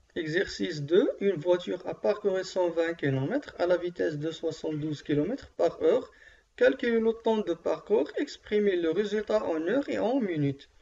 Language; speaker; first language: French; non-native, local second language; Arabic